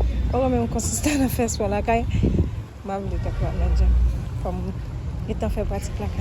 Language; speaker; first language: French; non-native, learner; Haitian Creole